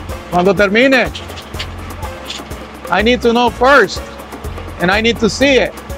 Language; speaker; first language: English; non-native, fluent; Spanish